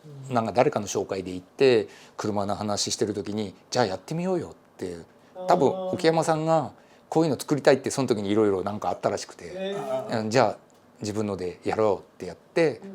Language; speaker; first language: Japanese; native; Japanese